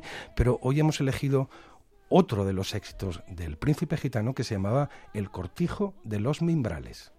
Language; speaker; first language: Spanish; native; Spanish